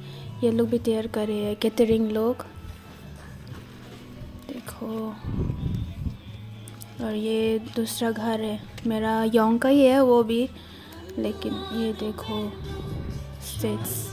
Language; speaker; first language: Hindi; non-native, local second language; Kok Borok